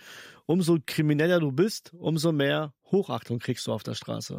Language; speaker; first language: German; early bilingual, other home language; Albanian